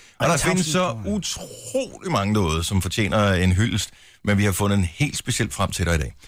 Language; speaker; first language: Danish; native; Danish